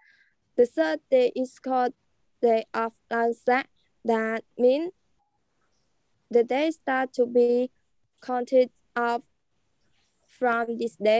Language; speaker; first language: English; non-native, learner; Khmer